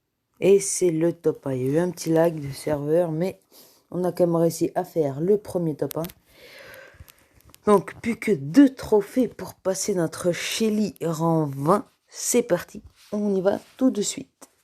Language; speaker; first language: French; native; French